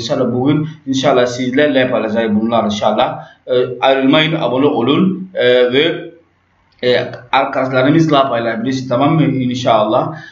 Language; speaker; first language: Turkish; non-native, learner; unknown